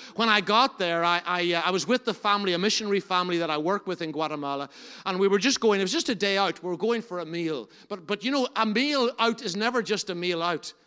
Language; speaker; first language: English; native; English